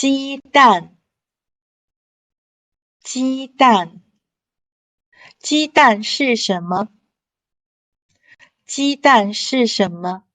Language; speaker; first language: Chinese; non-native, fluent; English